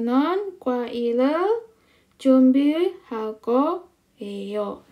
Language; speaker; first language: Korean; non-native, fluent; Indonesian